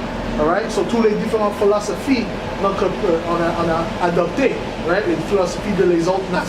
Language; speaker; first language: French; non-native, learner; English